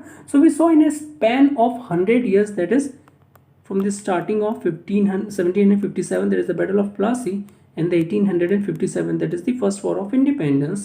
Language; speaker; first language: English; non-native, local second language; Hindi